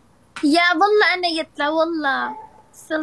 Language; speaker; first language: Arabic; non-native, learner; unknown